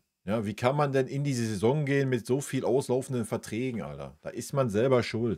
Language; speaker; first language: German; native; German